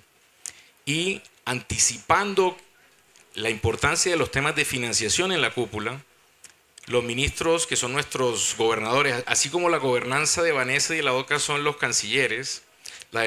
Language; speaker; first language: Spanish; native; Spanish